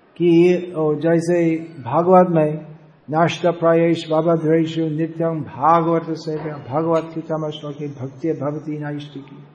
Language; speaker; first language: Hindi; non-native, fluent; English